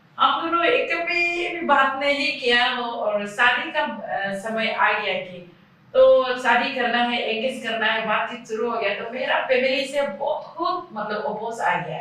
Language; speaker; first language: Hindi; non-native, local second language; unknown